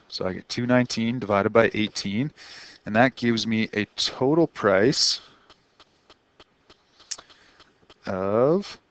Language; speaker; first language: English; native; English